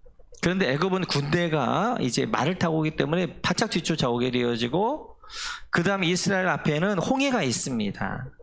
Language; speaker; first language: Korean; native; Korean